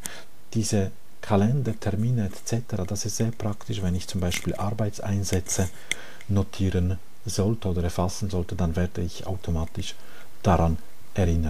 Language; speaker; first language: German; non-native, fluent; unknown